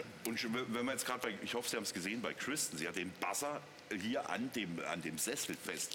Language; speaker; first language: German; native; German